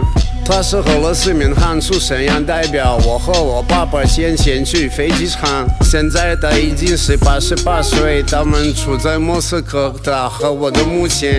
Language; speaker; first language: Chinese; non-native, learner; Russian